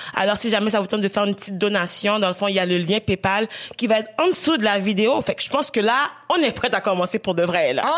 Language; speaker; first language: French; native; French